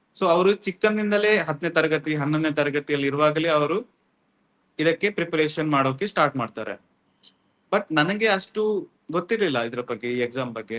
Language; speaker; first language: Kannada; non-native, local second language; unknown